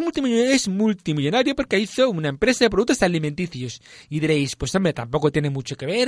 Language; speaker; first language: Spanish; native; Spanish